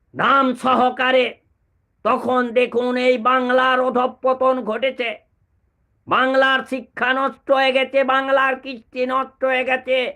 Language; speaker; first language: Bangla; native; Bangla